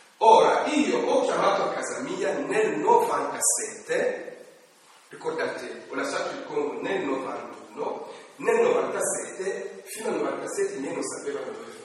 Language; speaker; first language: Italian; non-native, fluent; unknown